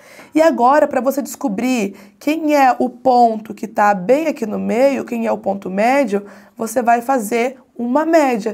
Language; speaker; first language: Portuguese; native; Portuguese